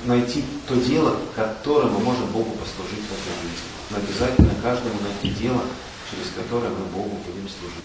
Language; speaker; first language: Russian; native; Russian